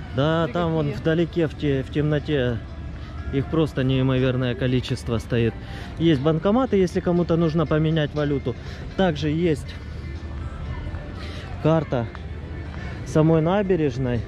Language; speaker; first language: Russian; native; Russian